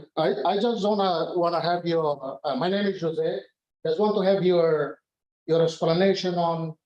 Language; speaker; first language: English; non-native, fluent; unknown